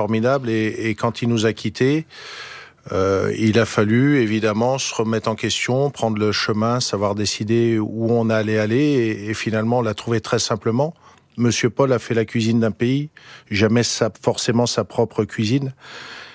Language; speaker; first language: French; native; French